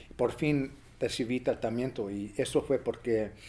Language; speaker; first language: Spanish; early bilingual, other home language; English